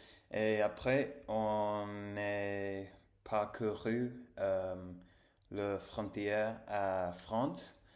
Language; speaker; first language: French; non-native, learner; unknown